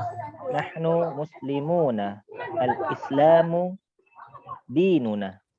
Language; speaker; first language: Arabic; non-native, learner; Indonesian